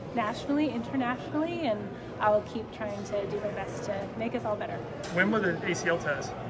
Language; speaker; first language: English; native; English